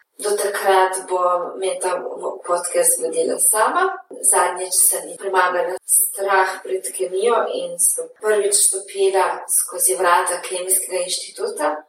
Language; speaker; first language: Slovenian; native; Slovenian